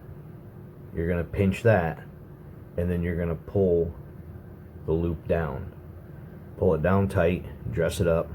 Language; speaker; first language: English; native; English